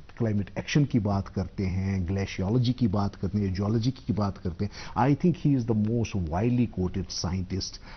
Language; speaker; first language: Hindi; non-native, local second language; Kashmiri